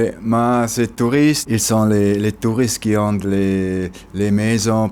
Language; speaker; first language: French; non-native, local second language; German